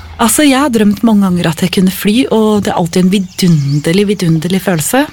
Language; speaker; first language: Norwegian; native; Norwegian